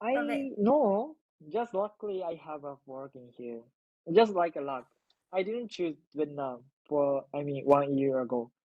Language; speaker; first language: English; non-native, learner; Japanese